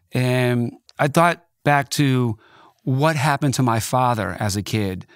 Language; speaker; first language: English; native; English